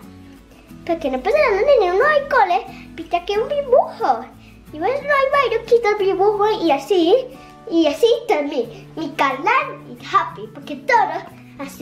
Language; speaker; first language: Spanish; early bilingual, other home language; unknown